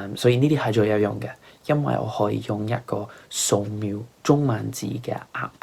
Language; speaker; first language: Cantonese; non-native, fluent; English